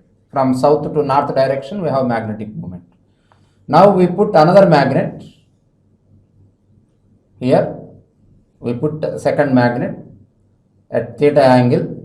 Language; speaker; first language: English; non-native, local second language; Telugu